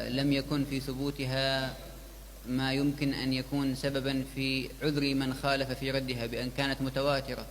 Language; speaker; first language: Arabic; native; Arabic